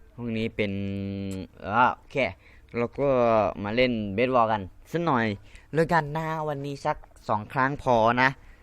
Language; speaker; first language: Thai; non-native, local second language; Lao